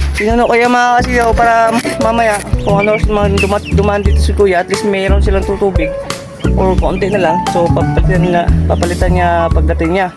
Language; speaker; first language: Filipino; non-native, local second language; Cebuano